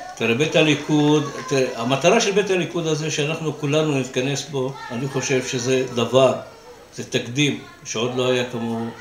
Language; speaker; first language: Hebrew; non-native, local second language; Arabic